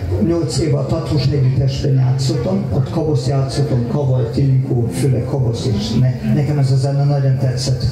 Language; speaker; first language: Hungarian; non-native, fluent; German